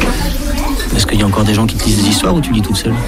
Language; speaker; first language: French; native; French